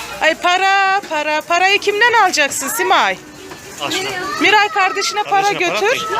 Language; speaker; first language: Turkish; native; Turkish